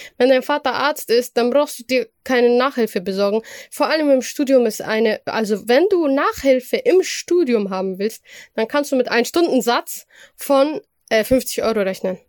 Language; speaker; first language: German; early bilingual, other home language; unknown